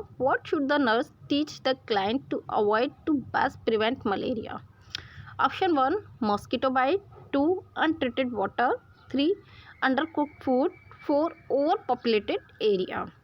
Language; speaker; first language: English; non-native, local second language; Hindi